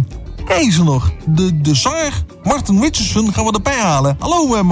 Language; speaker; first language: Dutch; native; Dutch